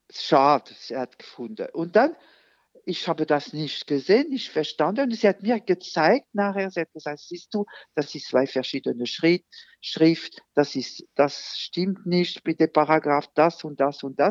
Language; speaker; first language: German; non-native, fluent; French